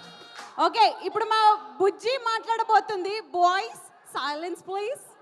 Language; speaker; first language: Telugu; native; Telugu